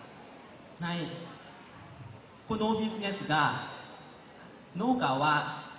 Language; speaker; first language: Japanese; non-native, learner; Lao